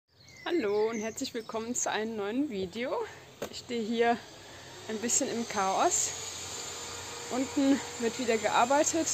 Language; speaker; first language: German; native; German